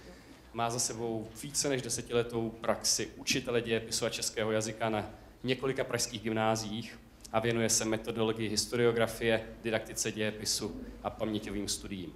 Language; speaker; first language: Czech; native; Czech